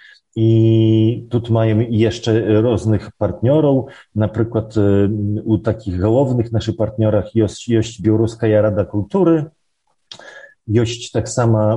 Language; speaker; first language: Belarusian; early bilingual, heritage; Belarusian